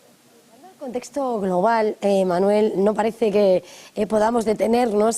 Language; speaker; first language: Spanish; native; Spanish